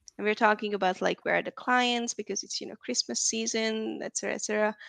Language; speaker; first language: English; non-native, fluent; Hungarian